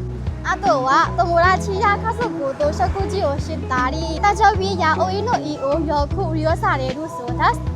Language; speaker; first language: Japanese; non-native, learner; Burmese